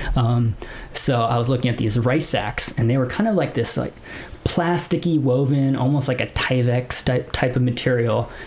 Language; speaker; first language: English; early bilingual, other home language; Filipino